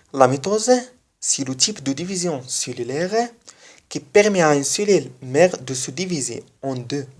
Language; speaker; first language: French; non-native, fluent; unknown